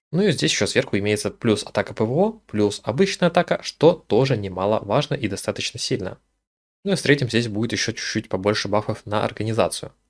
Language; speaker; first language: Russian; native; Russian